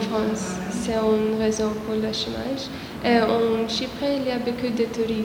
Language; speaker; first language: French; non-native, learner; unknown